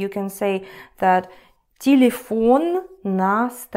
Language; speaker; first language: Russian; non-native, learner; English